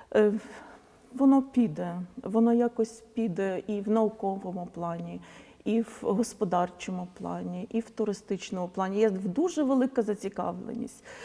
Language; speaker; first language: Ukrainian; non-native, local second language; Polish